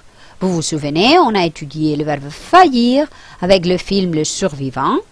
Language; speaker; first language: French; non-native, fluent; Spanish